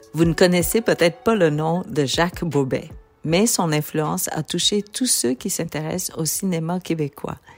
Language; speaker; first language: French; early bilingual, other home language; Vietnamese